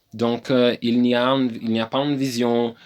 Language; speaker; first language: French; non-native, learner; Portuguese